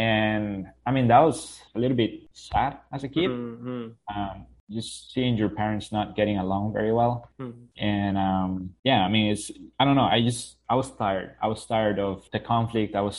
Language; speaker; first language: English; non-native, fluent; Spanish